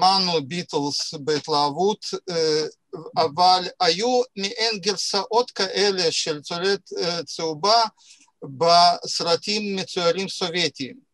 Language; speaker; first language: Hebrew; non-native, fluent; Russian